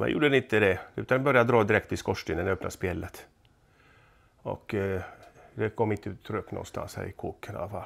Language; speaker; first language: Swedish; native; Swedish